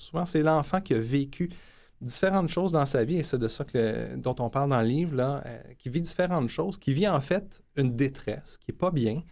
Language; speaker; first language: French; native; French